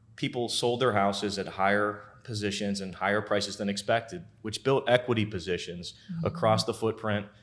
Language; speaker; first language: English; native; English